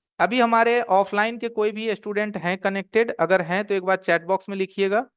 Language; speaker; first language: Hindi; native; Hindi